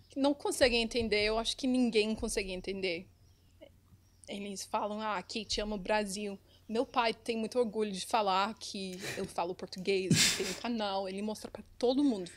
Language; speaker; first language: Portuguese; non-native, fluent; English